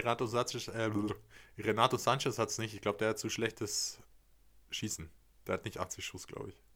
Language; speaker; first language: German; native; German